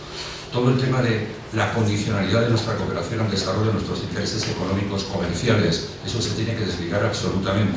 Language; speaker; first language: Spanish; native; Spanish